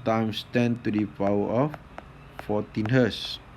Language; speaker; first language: English; non-native, local second language; Malay